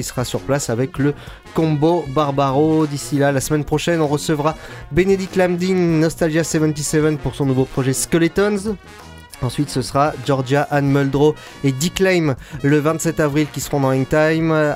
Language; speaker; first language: French; native; French